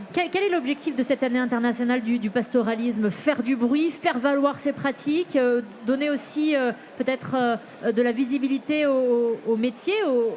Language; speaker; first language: French; native; French